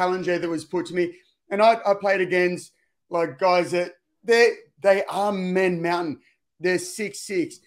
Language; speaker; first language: English; native; English